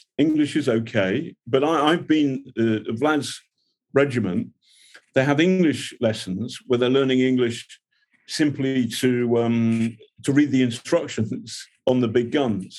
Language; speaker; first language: English; native; English